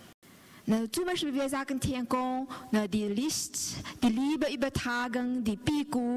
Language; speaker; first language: German; non-native, learner; Chinese